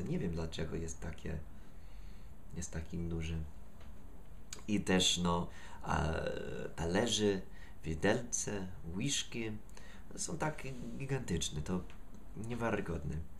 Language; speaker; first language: Polish; non-native, learner; English